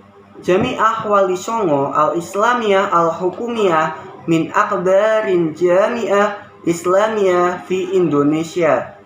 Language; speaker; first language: Arabic; non-native, learner; Indonesian